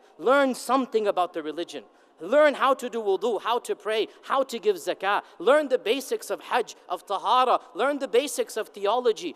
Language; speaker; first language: English; native; English